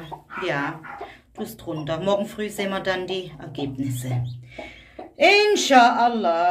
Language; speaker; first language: German; native; German